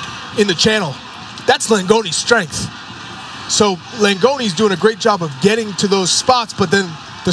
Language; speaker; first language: English; native; English